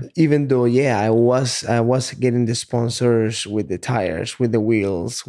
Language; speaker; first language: English; non-native, fluent; Spanish